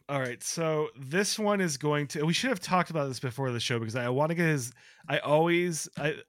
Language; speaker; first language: English; native; English